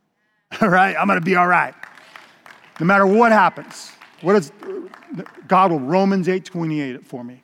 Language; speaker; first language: English; native; English